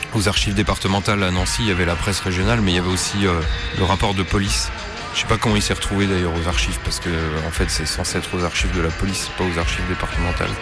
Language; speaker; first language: French; native; French